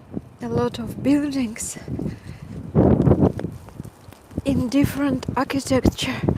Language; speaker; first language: English; non-native, fluent; Russian